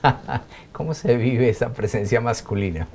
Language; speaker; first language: Spanish; native; Spanish